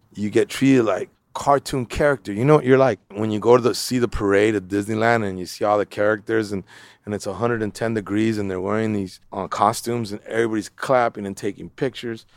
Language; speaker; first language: English; native; English